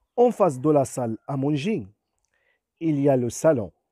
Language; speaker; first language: French; non-native, local second language; Arabic